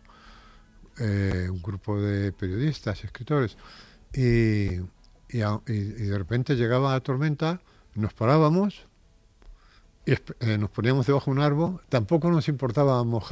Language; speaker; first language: Spanish; native; Spanish